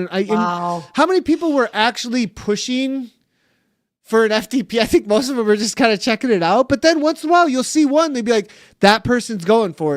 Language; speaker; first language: English; native; English